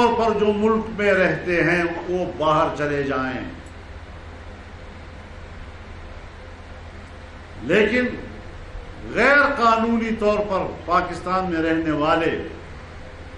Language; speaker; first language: Urdu; non-native, local second language; Pashto